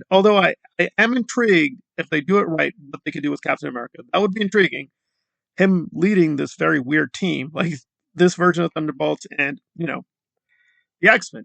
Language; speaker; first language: English; native; English